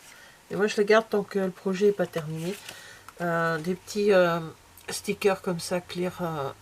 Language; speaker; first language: French; native; French